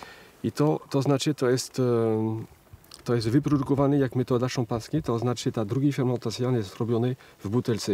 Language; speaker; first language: Polish; early bilingual, heritage; French